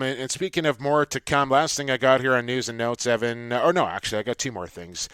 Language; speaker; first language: English; native; English